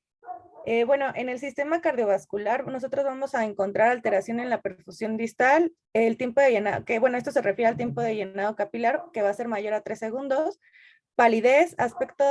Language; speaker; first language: Spanish; native; Spanish